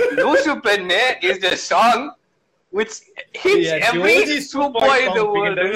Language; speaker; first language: English; non-native, local second language; Tamil